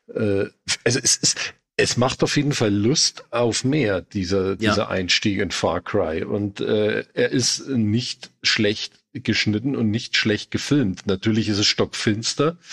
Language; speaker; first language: German; native; German